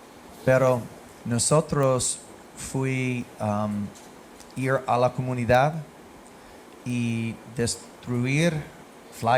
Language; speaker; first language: Spanish; non-native, learner; English